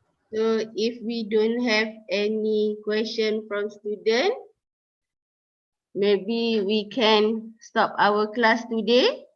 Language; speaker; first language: English; non-native, local second language; Malay